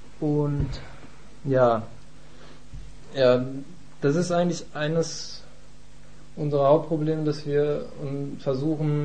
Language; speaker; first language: German; native; German